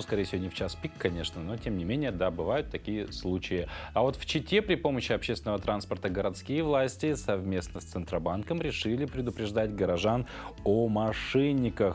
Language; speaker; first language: Russian; native; Russian